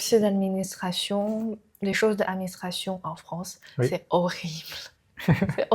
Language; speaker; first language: French; non-native, learner; Chinese